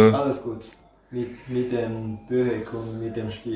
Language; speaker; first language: German; non-native, fluent; Chinese